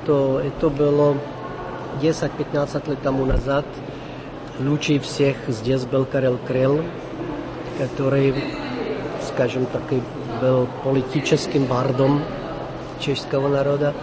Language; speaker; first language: Russian; non-native, fluent; Czech